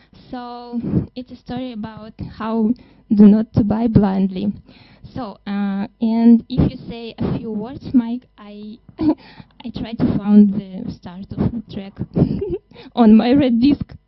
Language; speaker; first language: English; non-native, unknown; Russian